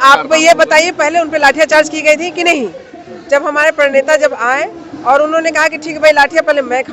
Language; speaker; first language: Hindi; native; Hindi